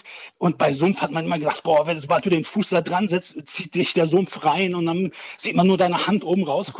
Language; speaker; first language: German; early bilingual, other home language; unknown